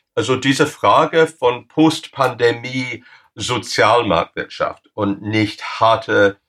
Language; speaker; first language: German; non-native, fluent; English